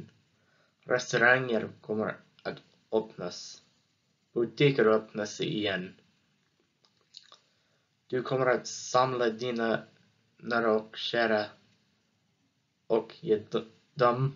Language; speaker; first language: Swedish; non-native, learner; English